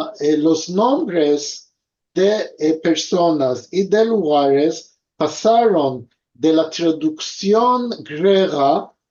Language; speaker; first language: Spanish; early bilingual, heritage; Ladino